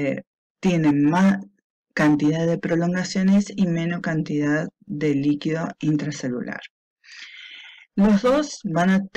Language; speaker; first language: Spanish; native; Spanish